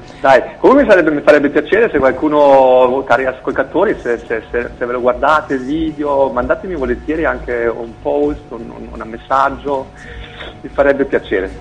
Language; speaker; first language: Italian; early bilingual, heritage; Italian